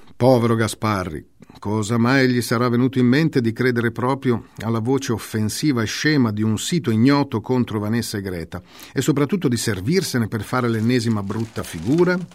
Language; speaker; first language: Italian; native; Italian